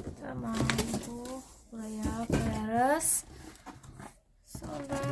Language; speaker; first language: Turkish; non-native, learner; Indonesian